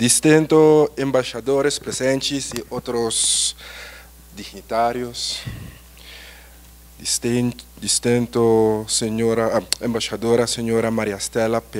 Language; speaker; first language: Portuguese; non-native, learner; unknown